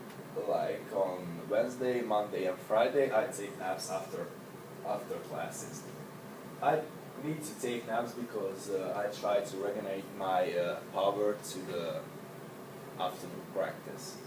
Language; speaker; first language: English; non-native, learner; Hungarian